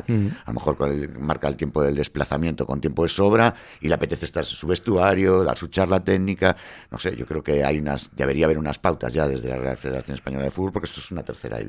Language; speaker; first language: Spanish; native; Spanish